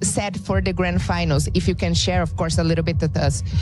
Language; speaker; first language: English; non-native, fluent; Portuguese